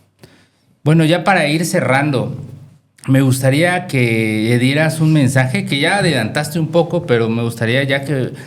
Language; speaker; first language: Spanish; native; Spanish